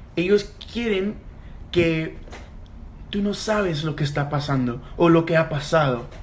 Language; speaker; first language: Spanish; non-native, learner; English